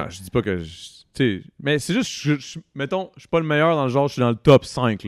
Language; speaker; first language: French; native; French